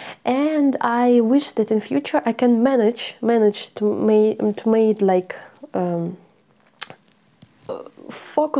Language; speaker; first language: English; non-native, learner; Russian